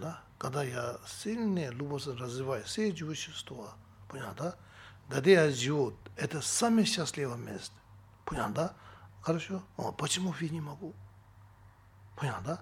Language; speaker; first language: Russian; non-native, learner; Tibetan